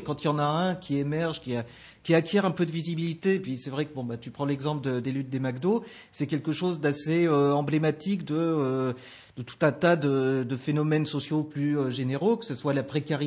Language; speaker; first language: French; native; French